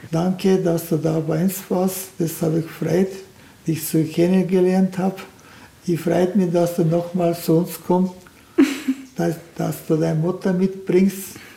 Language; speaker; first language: German; non-native, learner; Turkish